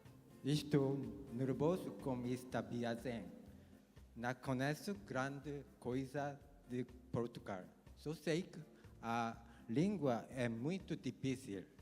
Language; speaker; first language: Portuguese; non-native, learner; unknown